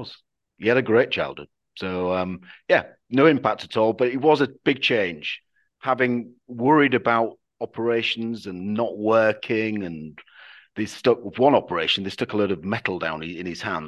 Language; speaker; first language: English; native; English